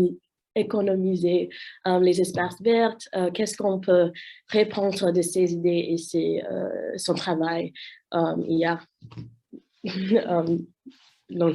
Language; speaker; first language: French; non-native, fluent; English